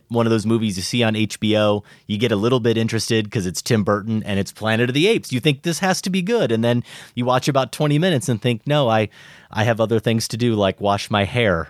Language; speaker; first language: English; native; English